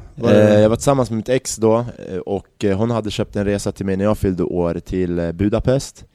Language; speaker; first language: Swedish; native; Swedish